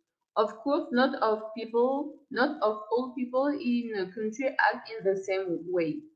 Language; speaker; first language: English; non-native, learner; French